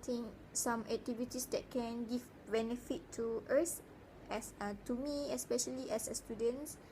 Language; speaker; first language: English; non-native, learner; Malay